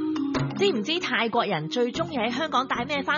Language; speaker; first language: Cantonese; native; Cantonese